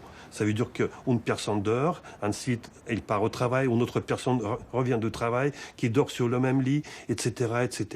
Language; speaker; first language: French; non-native, fluent; Russian